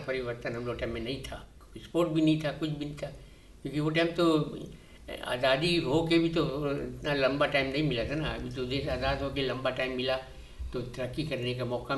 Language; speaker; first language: Hindi; native; Hindi